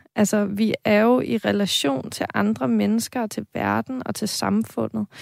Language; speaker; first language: Danish; native; Danish